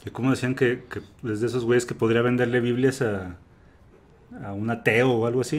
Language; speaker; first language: Spanish; native; Spanish